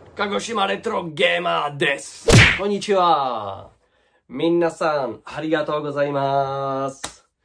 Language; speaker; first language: Japanese; non-native, learner; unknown